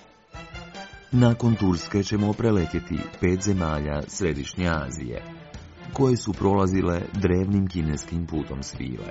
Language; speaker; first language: Croatian; native; Croatian